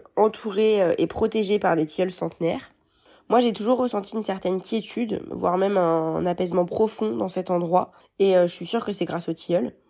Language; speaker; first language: French; native; French